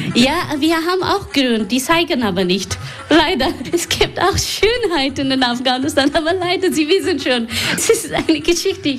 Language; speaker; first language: German; non-native, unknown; Persian